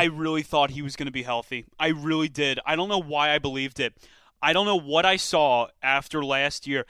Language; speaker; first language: English; native; English